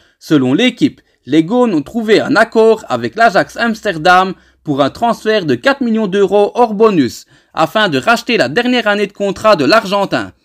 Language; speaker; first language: French; native; French